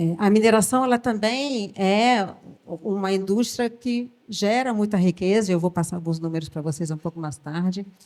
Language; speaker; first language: Portuguese; early bilingual, other home language; French